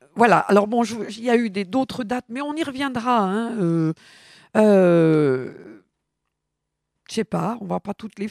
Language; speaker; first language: French; native; French